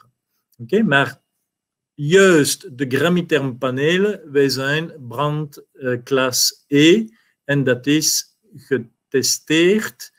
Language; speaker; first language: Dutch; non-native, learner; French